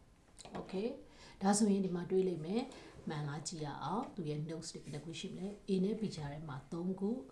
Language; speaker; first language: Burmese; native; Burmese